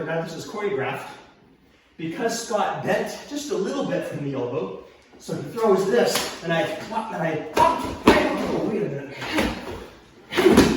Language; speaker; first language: English; native; English